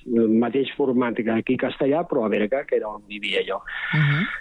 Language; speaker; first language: Catalan; native; Catalan